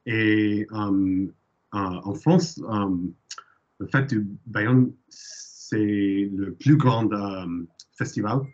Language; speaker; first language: French; non-native, learner; English